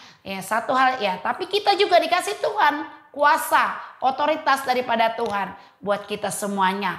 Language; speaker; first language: Indonesian; native; Indonesian